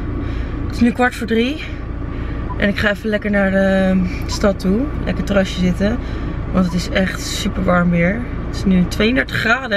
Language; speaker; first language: Dutch; native; Dutch